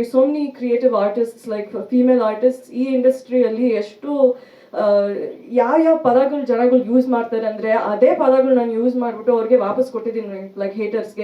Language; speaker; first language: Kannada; early bilingual, heritage; Kannada